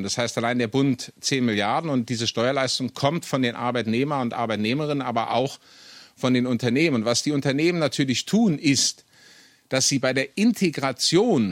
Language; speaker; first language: German; native; German